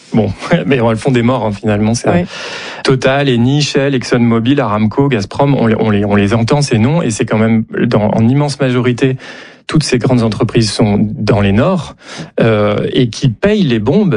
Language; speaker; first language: French; native; French